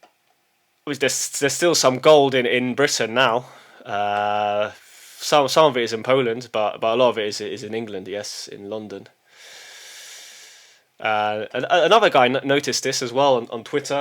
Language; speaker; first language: English; early bilingual, heritage; English